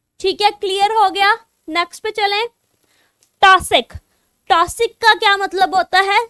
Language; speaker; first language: Hindi; non-native, local second language; Punjabi